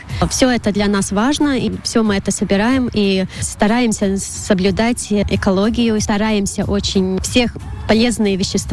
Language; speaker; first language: Russian; non-native, local second language; Latvian